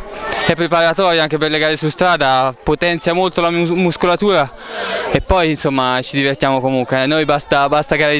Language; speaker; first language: Italian; native; Italian